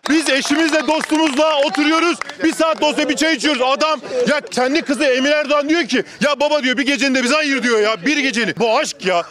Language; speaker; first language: Turkish; native; Turkish